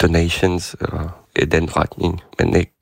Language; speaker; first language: Danish; non-native, fluent; Ukrainian